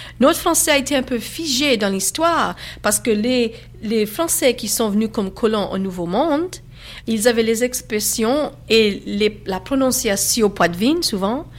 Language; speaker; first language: French; native; French